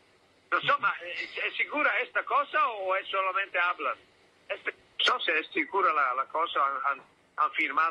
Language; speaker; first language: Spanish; non-native, learner; Italian